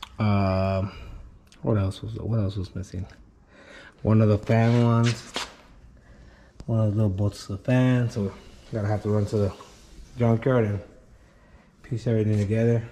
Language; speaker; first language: English; early bilingual, other home language; Spanish